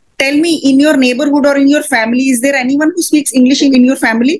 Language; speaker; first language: English; non-native, local second language; Hindi